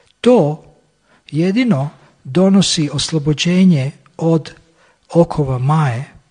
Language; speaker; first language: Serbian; native; Serbian